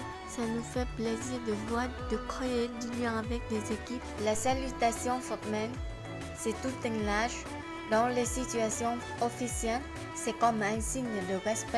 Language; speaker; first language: French; non-native, learner; Vietnamese